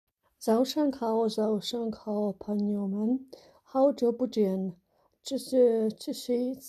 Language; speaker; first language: Chinese; non-native, learner; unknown